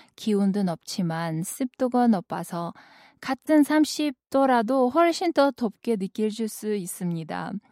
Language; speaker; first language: Korean; non-native, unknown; Kyrgyz